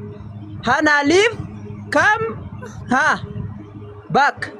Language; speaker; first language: English; non-native, learner; Oromo